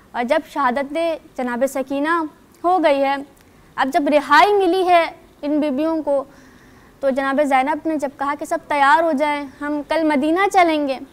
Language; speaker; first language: Urdu; non-native, local second language; Sindhi